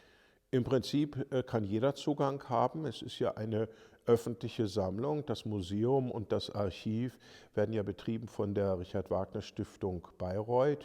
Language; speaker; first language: German; native; German